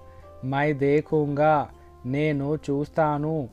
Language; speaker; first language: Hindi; non-native, local second language; Telugu